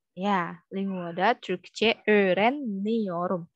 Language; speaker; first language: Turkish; non-native, learner; Indonesian